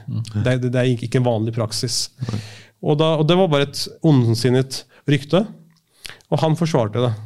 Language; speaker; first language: Norwegian; early bilingual, other home language; Urdu